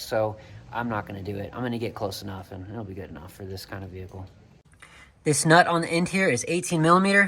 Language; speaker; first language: English; native; English